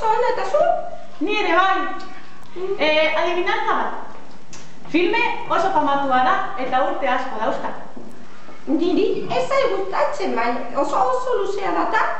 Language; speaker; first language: Basque; non-native, learner; Spanish